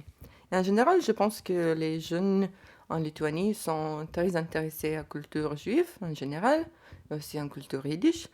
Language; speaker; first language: French; non-native, learner; Lithuanian